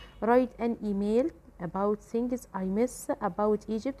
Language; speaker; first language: English; non-native, fluent; Arabic